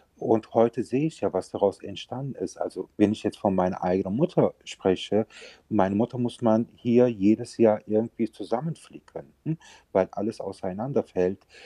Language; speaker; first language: German; early bilingual, other home language; Turkish